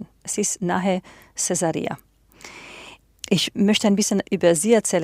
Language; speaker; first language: German; non-native, fluent; Hebrew